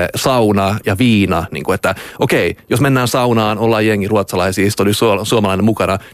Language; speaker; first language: Finnish; early bilingual, heritage; Finnish